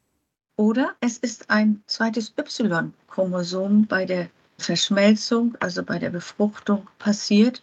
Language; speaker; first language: German; native; German